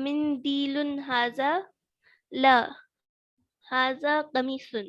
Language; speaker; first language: Arabic; non-native, learner; Hindi